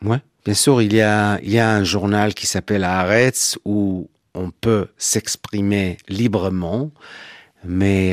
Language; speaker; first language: French; non-native, fluent; Hebrew